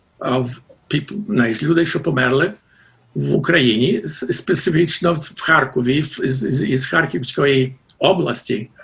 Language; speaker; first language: Ukrainian; early bilingual, heritage; Ukrainian